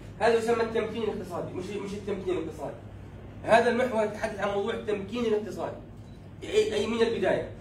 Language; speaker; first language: Arabic; native; Arabic